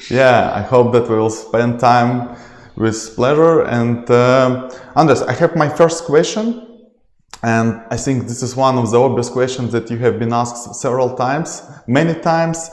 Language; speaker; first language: English; non-native, learner; Ukrainian